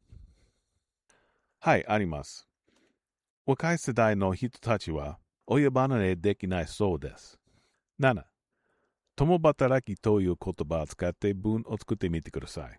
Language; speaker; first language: Japanese; non-native, learner; English